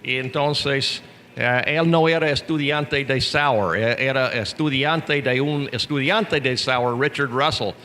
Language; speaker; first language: Spanish; non-native, learner; English